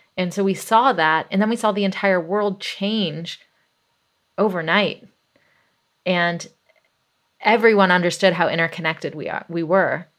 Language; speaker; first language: English; native; English